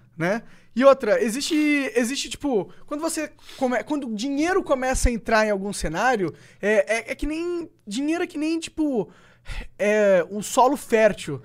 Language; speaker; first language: Portuguese; native; Portuguese